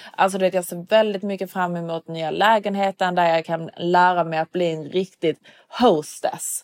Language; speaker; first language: Swedish; early bilingual, other home language; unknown